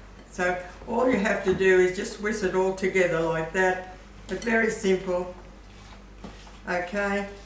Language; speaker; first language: English; native; English